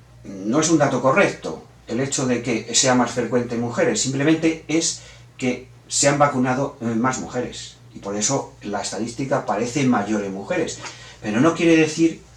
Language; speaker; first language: Spanish; native; Spanish